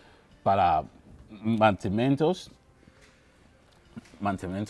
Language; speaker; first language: Spanish; non-native, learner; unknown